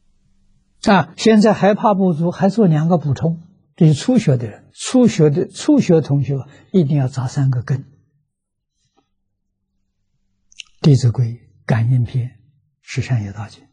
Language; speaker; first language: Chinese; native; Chinese